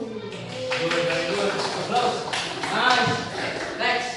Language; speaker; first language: English; non-native, learner; Indonesian